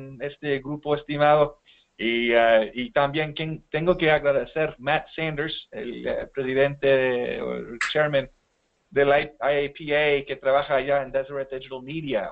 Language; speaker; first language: Spanish; non-native, fluent; English